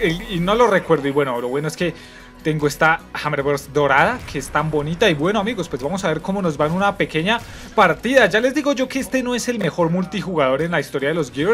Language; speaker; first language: Spanish; native; Spanish